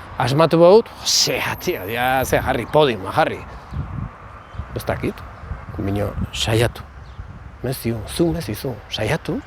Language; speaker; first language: Basque; native; Basque